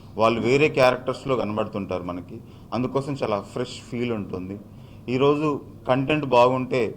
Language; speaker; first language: Telugu; native; Telugu